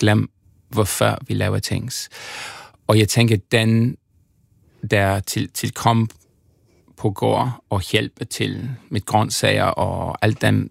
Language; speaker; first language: Danish; non-native, fluent; English